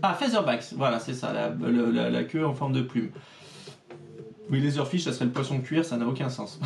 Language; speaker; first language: French; native; French